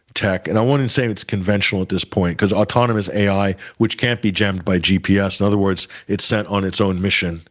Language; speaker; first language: English; native; English